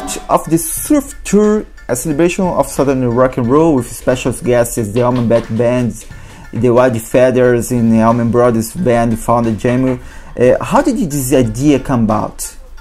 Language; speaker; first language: English; non-native, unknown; Portuguese